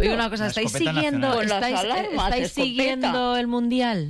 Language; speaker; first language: Spanish; native; Spanish